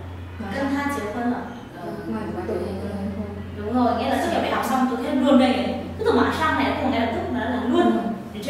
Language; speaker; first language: Chinese; non-native, fluent; Vietnamese